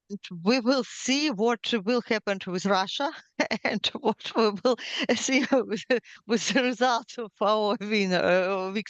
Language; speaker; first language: English; non-native, learner; Ukrainian